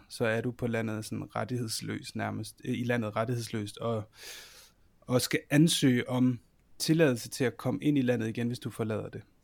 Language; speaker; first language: Danish; native; Danish